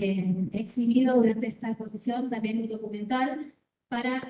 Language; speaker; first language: Spanish; native; Spanish